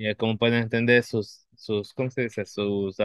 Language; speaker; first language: Spanish; early bilingual, heritage; Spanish